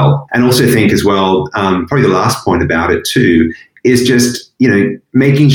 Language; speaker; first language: English; native; English